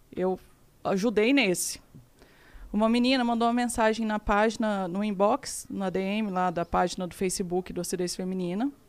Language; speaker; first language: Portuguese; native; Portuguese